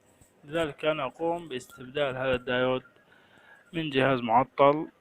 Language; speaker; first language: Arabic; native; Arabic